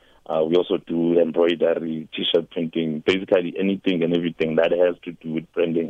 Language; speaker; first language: English; non-native, local second language; Zulu